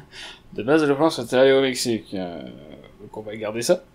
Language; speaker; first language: French; native; French